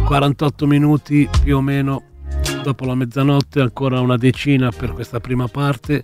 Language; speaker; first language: Italian; native; Italian